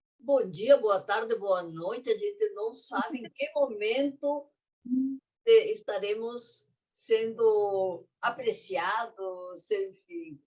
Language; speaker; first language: Portuguese; non-native, fluent; Spanish